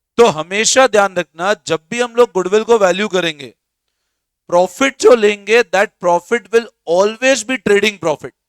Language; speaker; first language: Hindi; native; Hindi